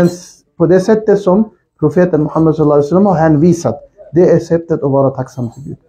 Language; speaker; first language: Swedish; non-native, fluent; Urdu